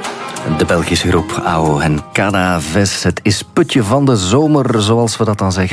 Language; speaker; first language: Dutch; native; Dutch